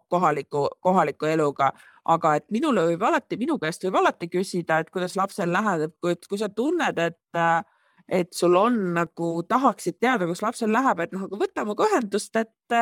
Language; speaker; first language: Estonian; native; Estonian